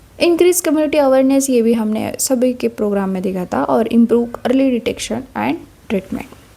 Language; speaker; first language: Hindi; non-native, local second language; Marathi